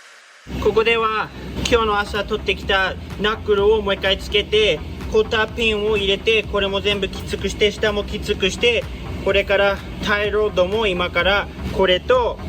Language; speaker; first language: Japanese; early bilingual, heritage; Japanese